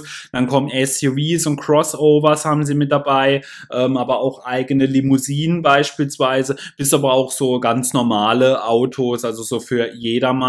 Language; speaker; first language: German; native; German